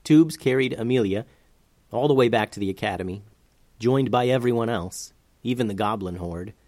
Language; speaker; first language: English; native; English